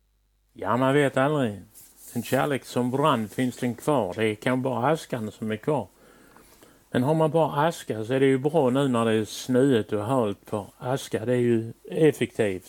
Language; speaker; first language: Swedish; native; Swedish